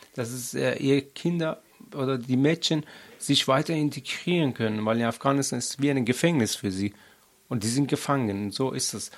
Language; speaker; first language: German; non-native, learner; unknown